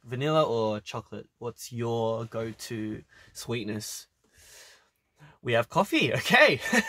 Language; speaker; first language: English; early bilingual, other home language; Korean